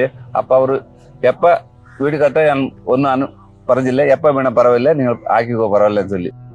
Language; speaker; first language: Malayalam; non-native, learner; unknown